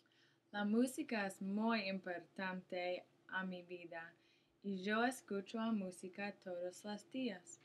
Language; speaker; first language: Spanish; non-native, learner; English